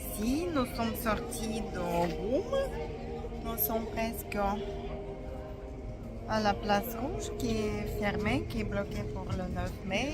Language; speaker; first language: French; non-native, fluent; Russian